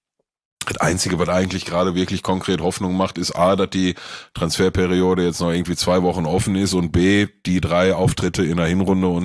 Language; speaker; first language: German; native; German